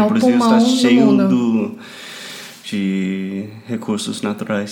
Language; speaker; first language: Portuguese; non-native, fluent; English